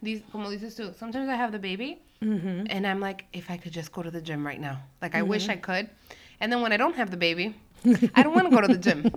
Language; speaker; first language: English; early bilingual, other home language; Spanish